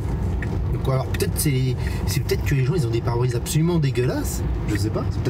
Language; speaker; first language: French; native; French